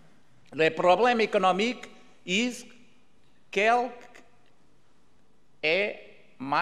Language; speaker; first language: French; non-native, learner; Portuguese